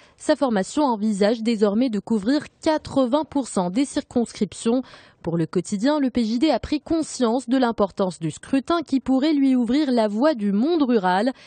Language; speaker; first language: French; non-native, local second language; Arabic